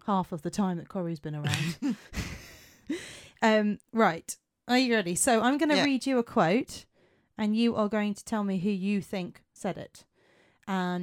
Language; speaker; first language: English; native; English